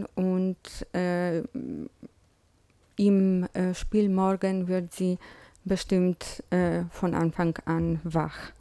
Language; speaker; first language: German; non-native, fluent; Polish